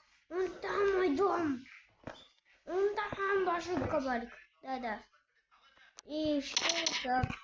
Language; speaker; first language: Russian; non-native, local second language; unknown